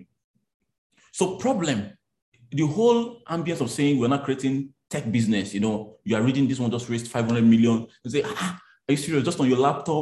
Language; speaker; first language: English; non-native, local second language; Yoruba